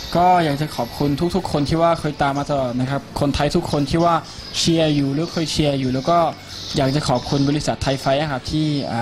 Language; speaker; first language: Thai; early bilingual, other home language; French